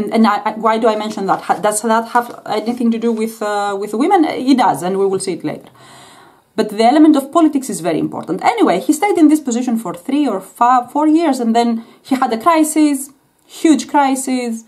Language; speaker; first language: English; non-native, fluent; Greek